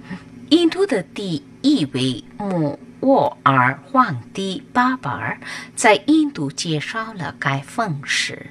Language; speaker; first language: Chinese; non-native, fluent; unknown